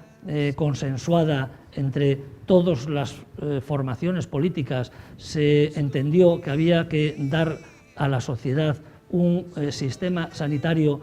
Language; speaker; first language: Spanish; native; Spanish